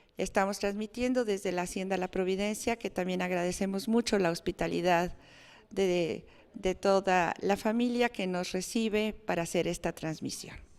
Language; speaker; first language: Spanish; native; Spanish